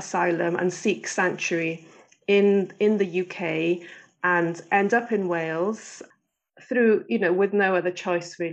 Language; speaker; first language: English; native; English